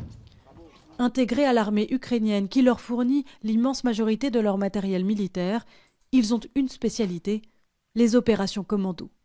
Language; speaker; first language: French; native; French